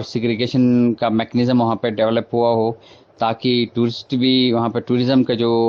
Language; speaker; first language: Urdu; native; Urdu